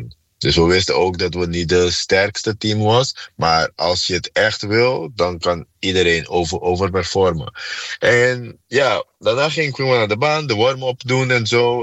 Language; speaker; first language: Dutch; non-native, fluent; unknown